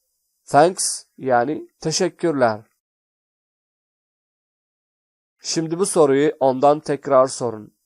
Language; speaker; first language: Turkish; non-native, fluent; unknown